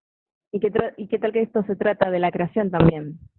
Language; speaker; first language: Spanish; native; Spanish